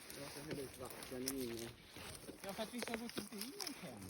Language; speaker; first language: Swedish; non-native, learner; Thai